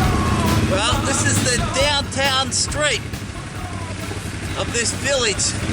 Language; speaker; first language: English; native; English